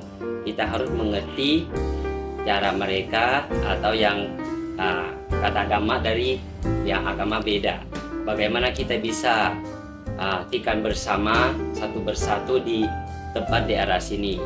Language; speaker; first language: Indonesian; non-native, learner; Thai